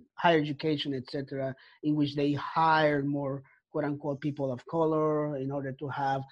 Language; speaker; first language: English; non-native, fluent; Spanish